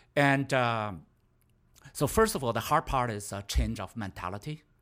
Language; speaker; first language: English; non-native, fluent; Chinese